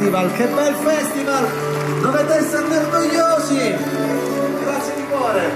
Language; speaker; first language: Italian; native; Italian